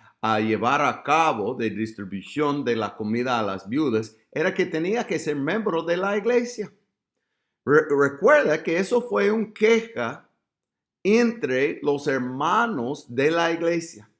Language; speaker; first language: Spanish; non-native, fluent; English